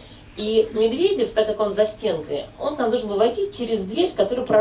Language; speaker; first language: Russian; native; Russian